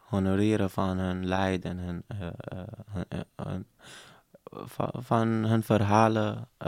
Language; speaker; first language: Dutch; non-native, fluent; Arabic